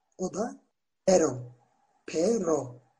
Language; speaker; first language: Spanish; non-native, fluent; Turkish